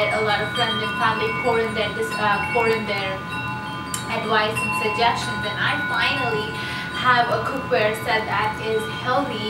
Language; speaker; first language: English; non-native, local second language; Hindi